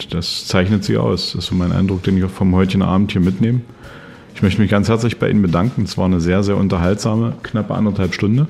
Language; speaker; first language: German; native; German